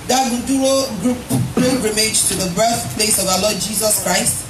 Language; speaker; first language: English; non-native, local second language; Yoruba